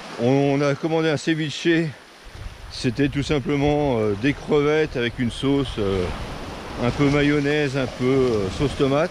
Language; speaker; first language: French; native; French